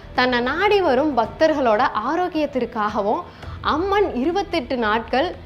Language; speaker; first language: Tamil; native; Tamil